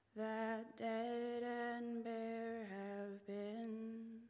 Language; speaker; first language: English; native; English